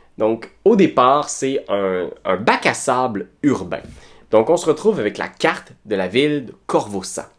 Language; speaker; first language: French; native; French